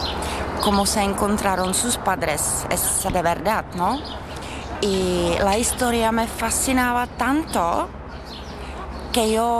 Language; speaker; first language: Spanish; non-native, fluent; Czech